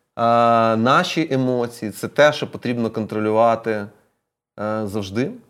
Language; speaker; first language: Ukrainian; non-native, local second language; Russian